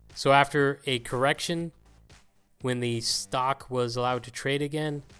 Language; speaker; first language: English; native; English